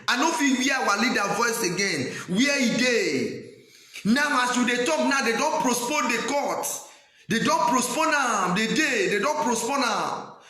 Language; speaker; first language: Nigerian Pidgin; non-native, local second language; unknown